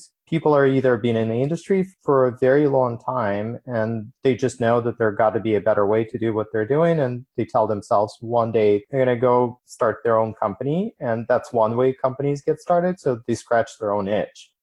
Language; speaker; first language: English; non-native, fluent; Ukrainian